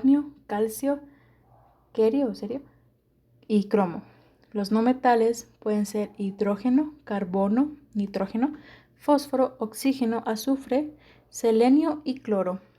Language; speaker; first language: Spanish; native; Spanish